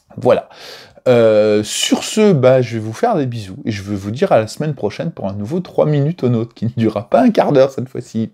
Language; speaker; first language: French; native; French